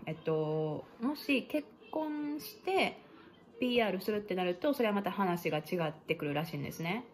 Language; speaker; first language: Japanese; native; Japanese